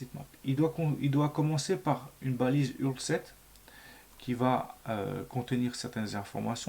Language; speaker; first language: French; native; French